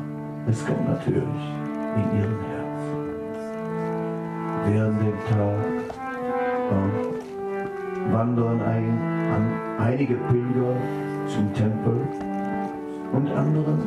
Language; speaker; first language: German; non-native, fluent; Dutch